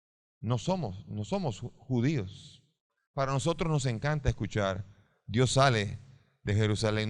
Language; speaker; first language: Spanish; native; Spanish